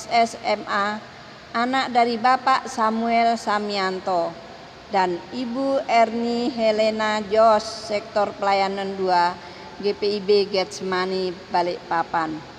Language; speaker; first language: Indonesian; native; Indonesian